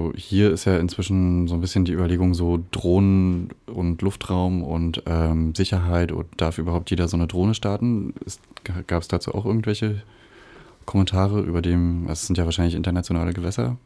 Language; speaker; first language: German; native; German